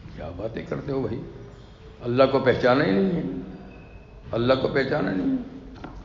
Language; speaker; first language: Urdu; non-native, local second language; Pashto